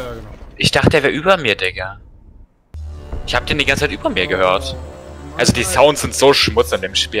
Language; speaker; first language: German; native; German